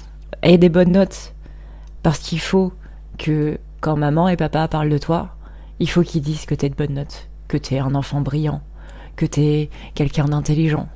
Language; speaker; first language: French; native; French